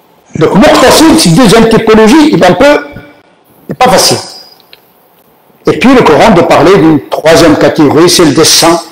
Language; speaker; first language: French; native; French